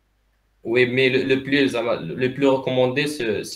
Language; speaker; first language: French; non-native, local second language; Arabic